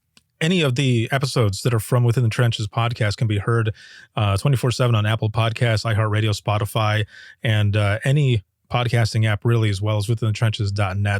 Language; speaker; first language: English; native; English